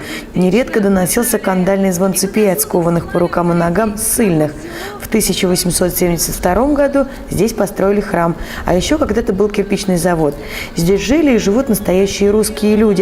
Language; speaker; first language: Russian; native; Russian